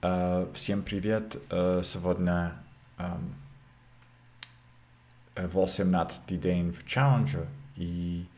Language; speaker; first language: Russian; non-native, learner; English